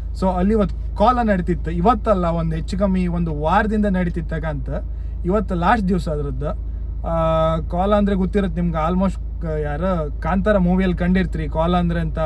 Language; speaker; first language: Kannada; native; Kannada